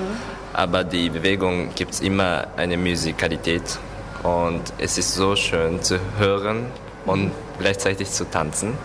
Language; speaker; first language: German; non-native, learner; Japanese